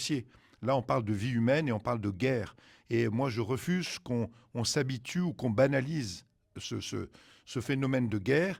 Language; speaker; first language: French; native; French